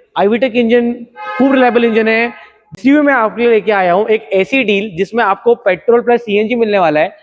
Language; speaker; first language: Hindi; non-native, local second language; Marathi